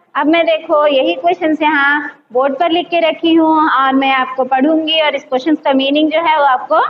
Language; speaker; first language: Hindi; non-native, local second language; Telugu